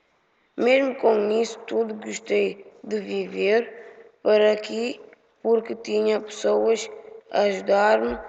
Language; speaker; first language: Portuguese; early bilingual, other home language; Upper Guinea Crioulo